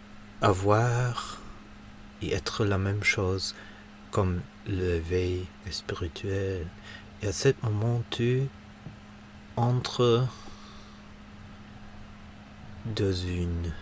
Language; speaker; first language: French; non-native, learner; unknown